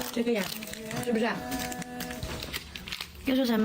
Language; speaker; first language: Chinese; native; Chinese